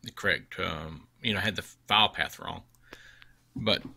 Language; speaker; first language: English; native; English